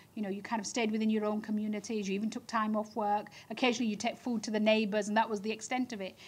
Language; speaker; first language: English; native; English